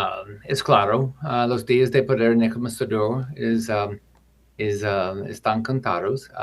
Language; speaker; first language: Spanish; non-native, learner; English